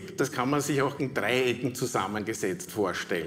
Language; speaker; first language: German; native; German